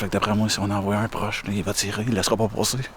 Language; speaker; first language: French; native; French